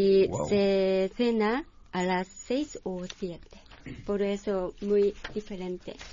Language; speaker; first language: Spanish; non-native, learner; Japanese